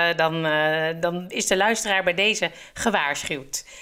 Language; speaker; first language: Dutch; native; Dutch